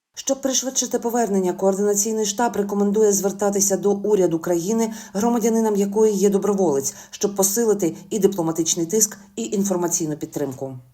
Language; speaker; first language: Ukrainian; native; Ukrainian